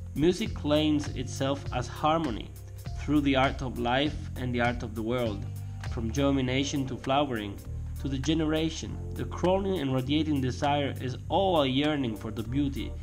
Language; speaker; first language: English; non-native, fluent; Italian